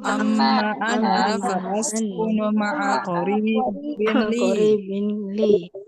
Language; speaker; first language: Arabic; non-native, learner; Indonesian